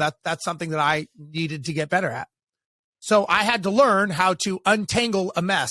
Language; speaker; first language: English; native; English